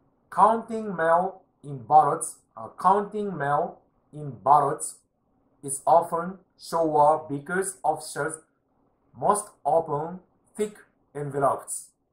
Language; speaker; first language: English; non-native, learner; Japanese